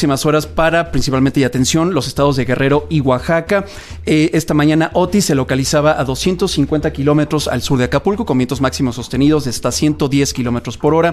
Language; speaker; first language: Spanish; native; Spanish